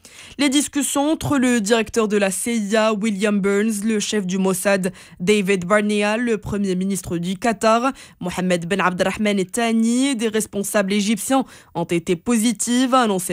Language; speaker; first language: French; non-native, local second language; Arabic